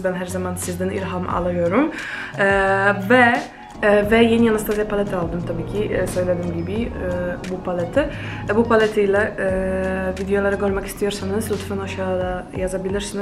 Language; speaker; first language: Turkish; non-native, fluent; Polish